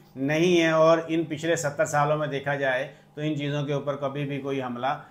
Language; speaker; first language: Urdu; non-native, local second language; Punjabi